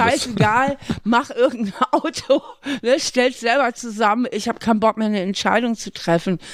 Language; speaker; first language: German; native; German